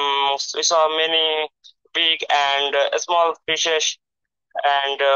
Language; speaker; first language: English; non-native, learner; Bangla